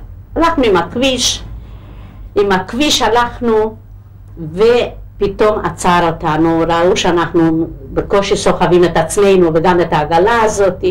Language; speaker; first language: Hebrew; non-native, local second language; Hungarian